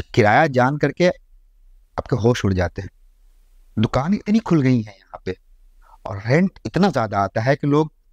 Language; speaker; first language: Hindi; native; Hindi